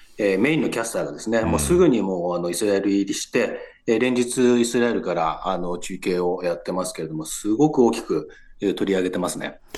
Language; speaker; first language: Japanese; native; Japanese